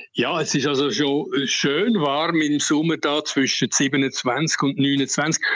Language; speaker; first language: German; native; German